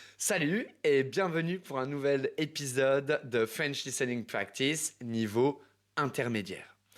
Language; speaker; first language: French; native; French